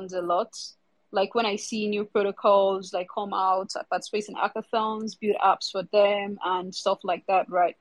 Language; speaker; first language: English; non-native, local second language; Yoruba